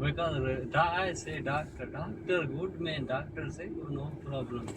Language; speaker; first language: English; non-native, learner; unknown